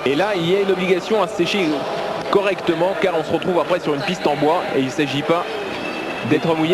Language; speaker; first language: French; native; French